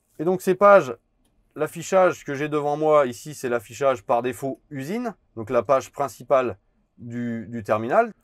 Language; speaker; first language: French; native; French